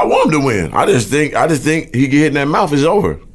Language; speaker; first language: English; native; English